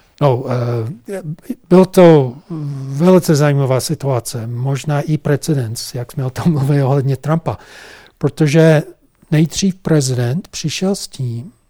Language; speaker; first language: Czech; non-native, fluent; English